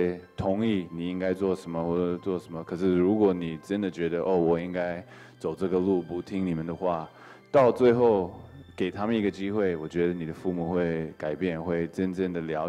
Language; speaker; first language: Chinese; early bilingual, heritage; English